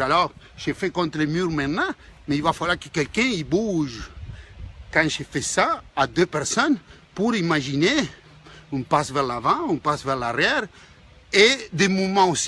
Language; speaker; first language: French; non-native, fluent; Spanish